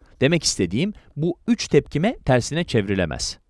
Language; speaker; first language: Turkish; native; Turkish